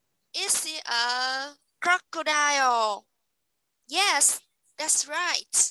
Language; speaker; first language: English; non-native, fluent; Vietnamese